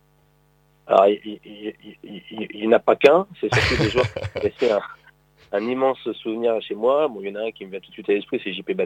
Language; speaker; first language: French; native; French